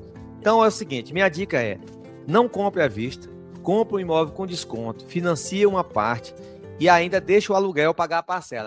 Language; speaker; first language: Portuguese; native; Portuguese